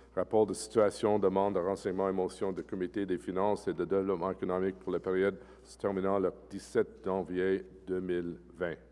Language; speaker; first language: French; non-native, local second language; English